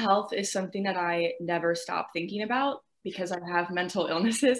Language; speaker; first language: English; native; English